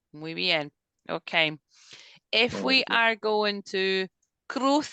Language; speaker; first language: Spanish; non-native, fluent; English